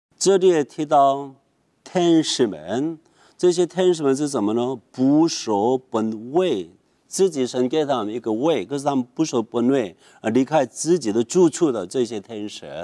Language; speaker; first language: Chinese; non-native, fluent; Korean